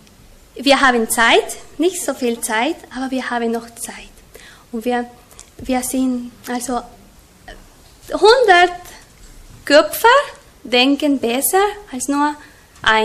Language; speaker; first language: German; non-native, learner; Spanish